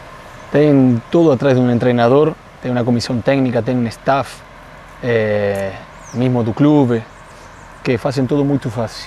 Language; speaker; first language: Portuguese; non-native, fluent; Spanish